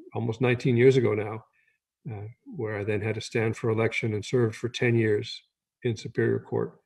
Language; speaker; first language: English; native; English